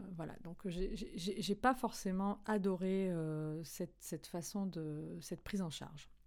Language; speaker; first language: French; native; French